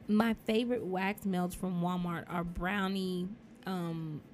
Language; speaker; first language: English; native; English